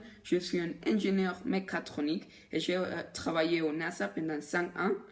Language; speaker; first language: French; non-native, learner; Spanish